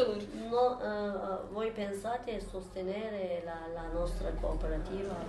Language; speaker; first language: Italian; non-native, learner; Turkish